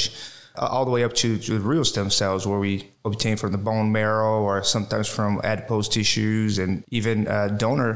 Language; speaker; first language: English; non-native, fluent; Portuguese